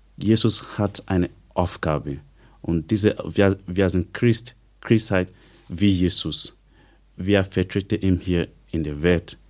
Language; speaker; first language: German; non-native, learner; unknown